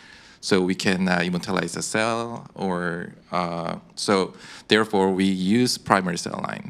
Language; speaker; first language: English; non-native, fluent; Korean